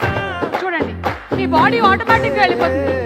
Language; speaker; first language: Telugu; native; Telugu